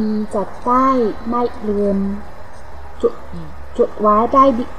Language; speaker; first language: Thai; non-native, learner; Chinese